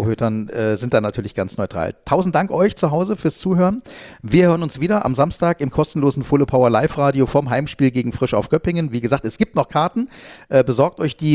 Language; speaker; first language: German; native; German